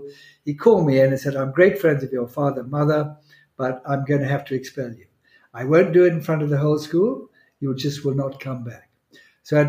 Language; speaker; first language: English; non-native, local second language; Swahili